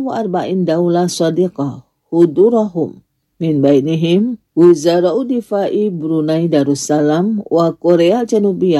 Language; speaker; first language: Arabic; non-native, fluent; Indonesian